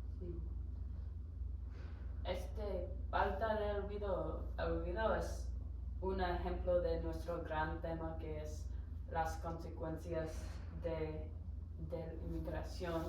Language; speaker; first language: Spanish; non-native, learner; English